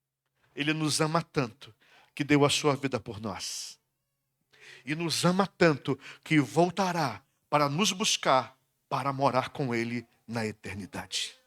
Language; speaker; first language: Portuguese; native; Portuguese